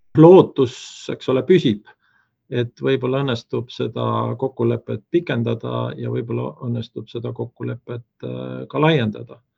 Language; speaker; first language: Estonian; native; Estonian